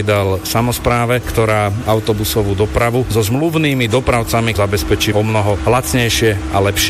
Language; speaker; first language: Slovak; native; Slovak